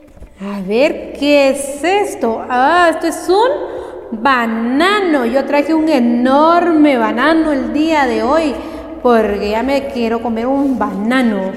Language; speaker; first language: Spanish; non-native, local second language; Kaqchikel